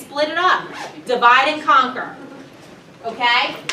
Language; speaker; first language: English; native; English